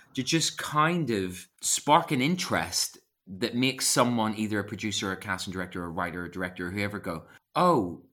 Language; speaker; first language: English; native; English